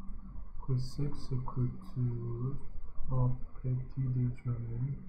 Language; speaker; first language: French; non-native, learner; English